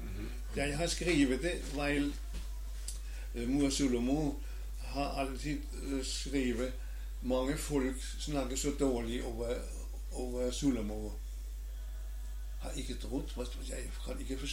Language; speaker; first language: Danish; non-native, learner; German